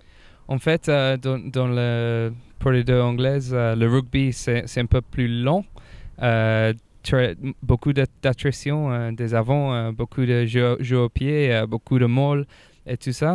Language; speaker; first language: French; non-native, fluent; English